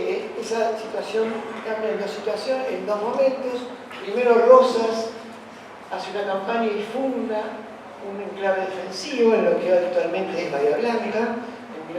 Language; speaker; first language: Spanish; native; Spanish